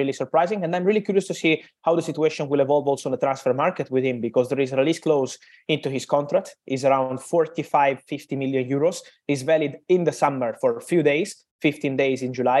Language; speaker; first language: English; non-native, fluent; Italian